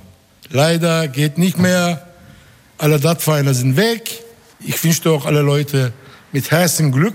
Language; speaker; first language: German; non-native, fluent; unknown